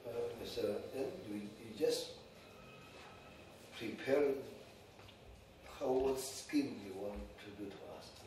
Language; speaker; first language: English; non-native, learner; Indonesian